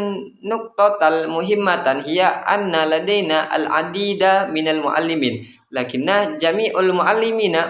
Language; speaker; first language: Arabic; non-native, learner; Indonesian